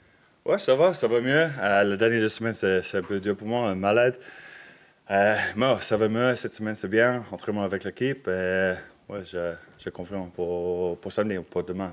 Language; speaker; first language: French; non-native, learner; English